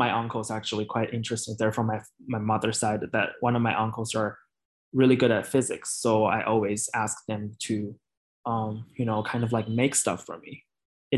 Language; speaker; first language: English; non-native, fluent; Chinese